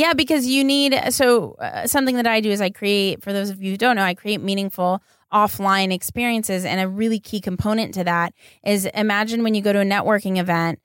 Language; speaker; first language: English; native; English